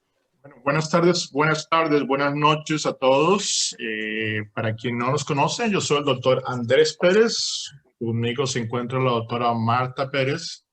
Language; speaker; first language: Spanish; native; Spanish